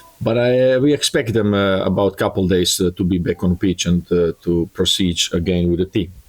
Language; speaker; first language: English; non-native, learner; Croatian